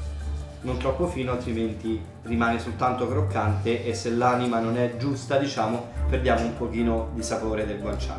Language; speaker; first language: Italian; native; Italian